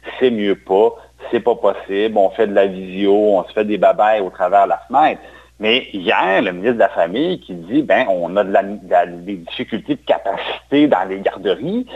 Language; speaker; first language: French; native; French